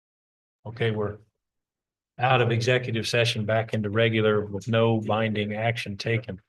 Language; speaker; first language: English; native; English